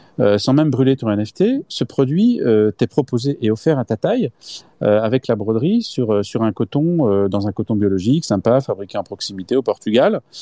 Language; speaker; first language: French; native; French